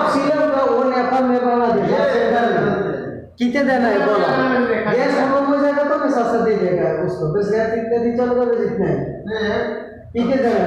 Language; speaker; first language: Hindi; non-native, learner; Bangla